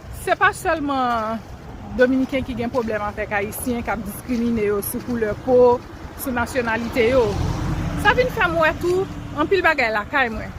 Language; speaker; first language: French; non-native, learner; Haitian Creole